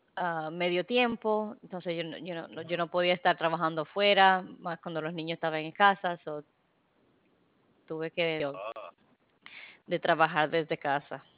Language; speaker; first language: Spanish; non-native, fluent; English